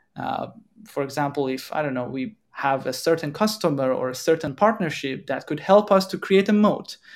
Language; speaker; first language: English; non-native, fluent; Persian